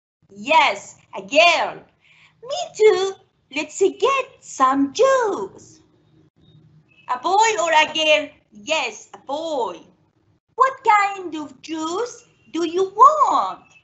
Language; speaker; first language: English; non-native, fluent; Arabic